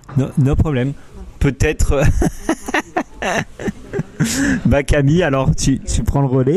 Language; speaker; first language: French; native; French